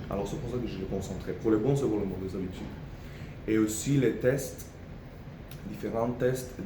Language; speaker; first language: French; non-native, fluent; Spanish